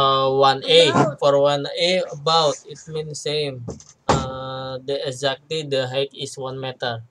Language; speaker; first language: English; non-native, learner; Indonesian